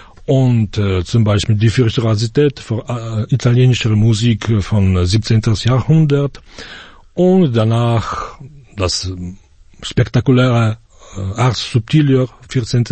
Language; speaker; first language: German; non-native, fluent; Polish